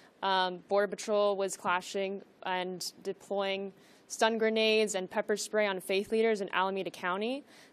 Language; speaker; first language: English; native; English